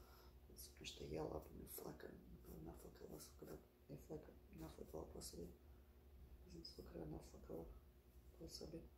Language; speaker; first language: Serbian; early bilingual, heritage; Bosnian